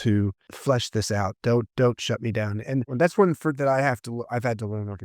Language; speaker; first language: English; native; English